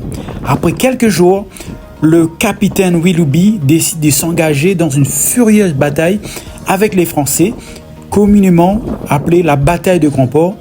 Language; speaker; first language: French; non-native, local second language; Morisyen